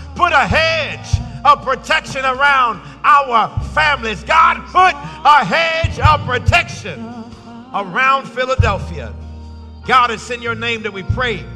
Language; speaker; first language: English; native; English